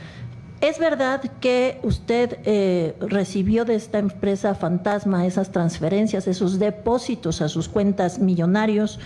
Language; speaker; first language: Spanish; native; Spanish